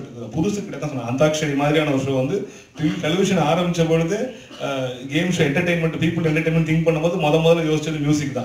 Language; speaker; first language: Tamil; native; Tamil